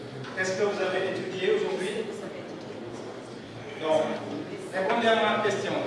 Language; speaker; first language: French; non-native, fluent; Indonesian